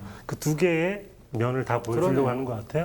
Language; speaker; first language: Korean; native; Korean